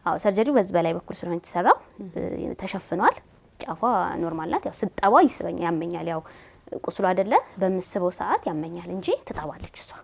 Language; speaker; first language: Amharic; native; Amharic